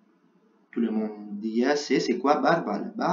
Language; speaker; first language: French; non-native, fluent; Spanish